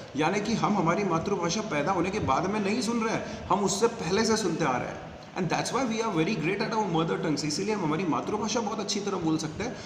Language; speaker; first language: Hindi; native; Hindi